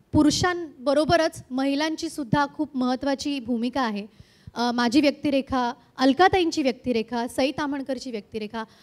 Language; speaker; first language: Marathi; native; Marathi